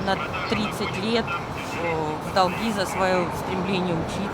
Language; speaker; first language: Russian; native; Russian